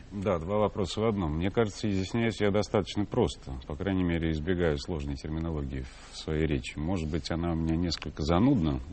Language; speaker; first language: Russian; native; Russian